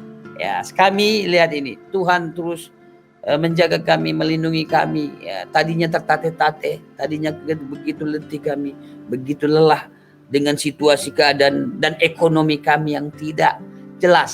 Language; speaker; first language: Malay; non-native, local second language; Achinese